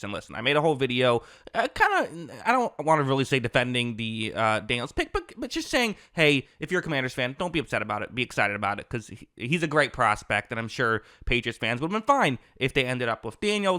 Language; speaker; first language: English; native; English